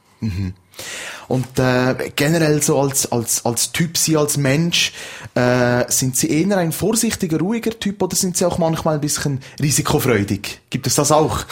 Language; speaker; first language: German; native; German